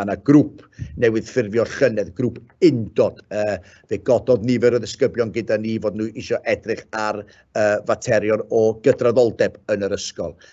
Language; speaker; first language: Welsh; native; Welsh